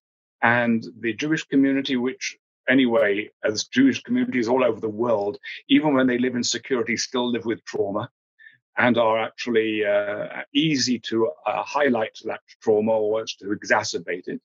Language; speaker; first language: English; native; English